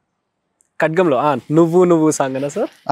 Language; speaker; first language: Telugu; native; Telugu